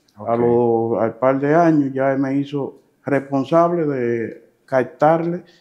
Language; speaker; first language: Spanish; native; Spanish